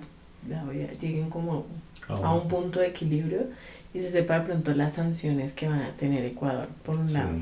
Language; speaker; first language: Spanish; native; Spanish